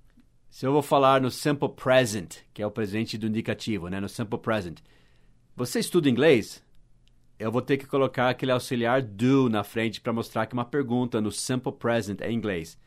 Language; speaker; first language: Portuguese; non-native, fluent; English